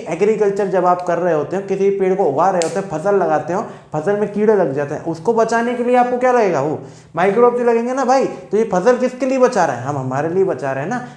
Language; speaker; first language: Hindi; native; Hindi